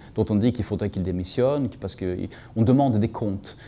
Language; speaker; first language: French; non-native, fluent; Swedish